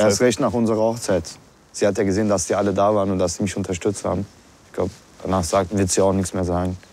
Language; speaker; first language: German; early bilingual, other home language; Turkish